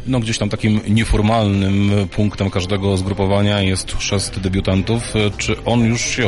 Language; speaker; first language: Polish; native; Polish